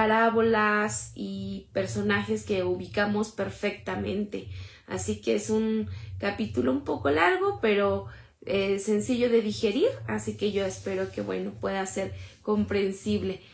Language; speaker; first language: Spanish; native; Spanish